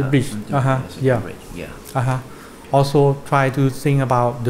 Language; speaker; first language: English; non-native, learner; Thai